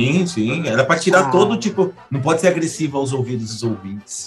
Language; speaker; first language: Portuguese; native; Portuguese